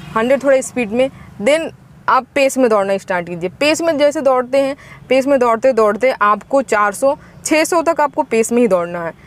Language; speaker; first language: Hindi; native; Hindi